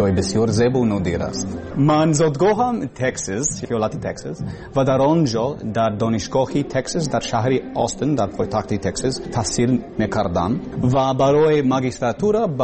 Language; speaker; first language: Persian; non-native, learner; English